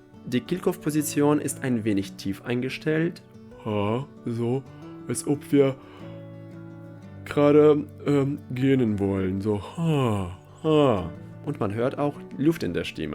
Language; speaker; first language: German; non-native, fluent; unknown